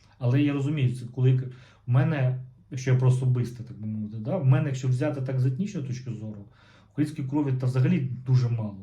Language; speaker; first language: Ukrainian; non-native, local second language; Russian